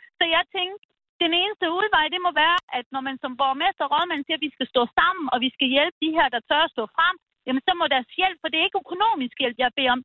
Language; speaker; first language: Danish; early bilingual, other home language; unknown